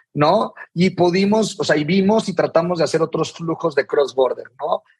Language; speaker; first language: Spanish; native; Spanish